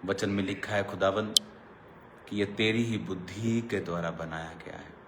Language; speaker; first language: Hindi; non-native, local second language; Punjabi